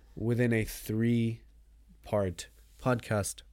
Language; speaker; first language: English; native; English